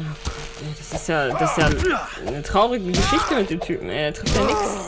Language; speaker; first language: German; native; German